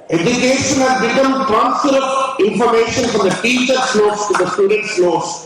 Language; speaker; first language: English; non-native, local second language; Telugu